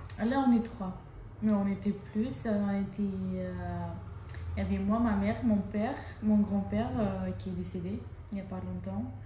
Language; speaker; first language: French; non-native, fluent; Armenian